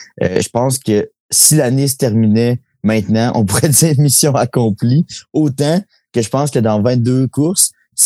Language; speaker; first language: French; native; French